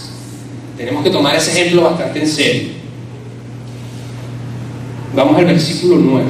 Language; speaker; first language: Spanish; native; Spanish